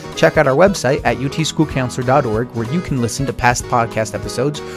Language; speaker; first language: English; native; English